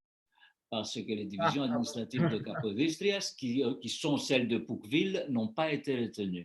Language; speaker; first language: French; non-native, fluent; Greek